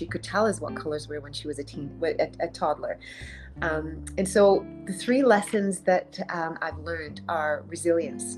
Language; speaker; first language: English; native; English